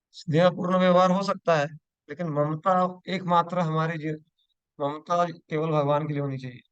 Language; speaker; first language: Hindi; non-native, local second language; Marathi